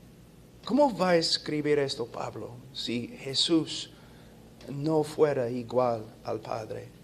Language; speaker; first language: Spanish; non-native, fluent; English